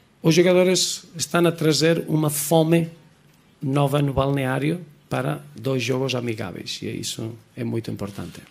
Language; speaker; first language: Portuguese; non-native, fluent; Spanish